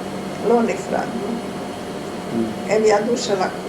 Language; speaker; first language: Hebrew; non-native, fluent; Hungarian